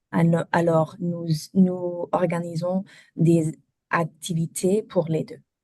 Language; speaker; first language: French; non-native, learner; German